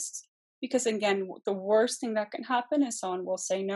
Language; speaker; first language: English; native; English